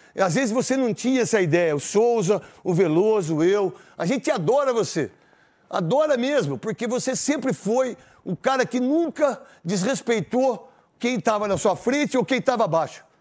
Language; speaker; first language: Portuguese; native; Portuguese